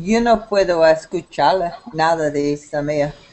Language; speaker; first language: Spanish; non-native, learner; English